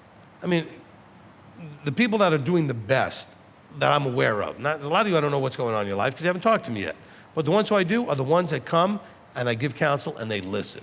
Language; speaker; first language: English; native; English